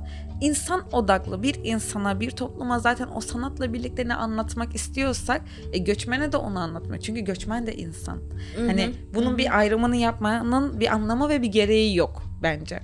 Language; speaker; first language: Turkish; native; Turkish